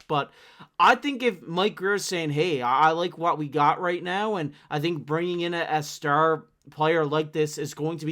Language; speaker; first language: English; native; English